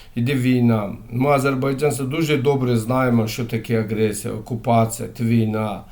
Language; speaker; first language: Ukrainian; non-native, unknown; Azerbaijani